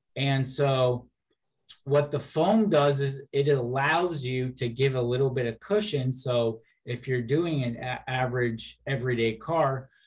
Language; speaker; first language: English; native; English